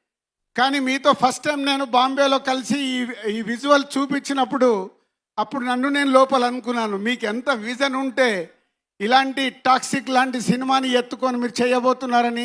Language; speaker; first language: Telugu; native; Telugu